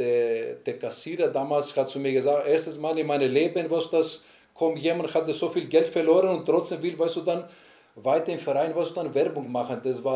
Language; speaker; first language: German; non-native, learner; Greek